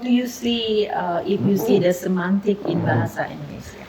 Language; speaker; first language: English; non-native, learner; Indonesian